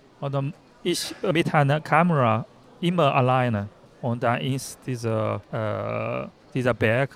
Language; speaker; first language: German; non-native, learner; Chinese